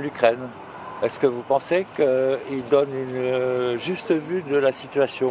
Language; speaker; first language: French; native; French